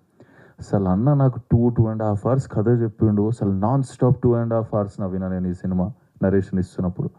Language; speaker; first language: Telugu; native; Telugu